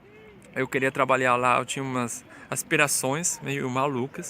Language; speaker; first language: Portuguese; non-native, fluent; Spanish